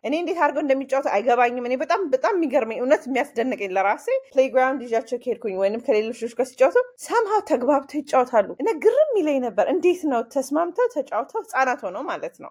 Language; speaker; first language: Amharic; early bilingual, heritage; Amharic